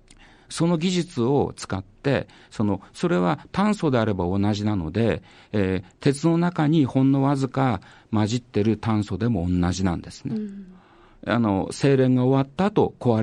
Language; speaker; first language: Japanese; native; Japanese